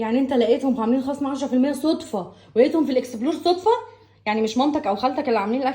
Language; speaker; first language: Arabic; native; Arabic